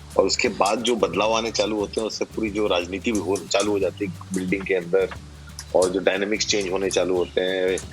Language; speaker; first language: Hindi; native; Hindi